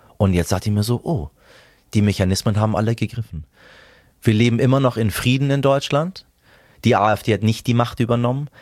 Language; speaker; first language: German; early bilingual, other home language; Persian